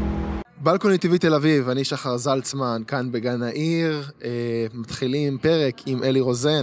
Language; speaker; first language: Hebrew; native; Hebrew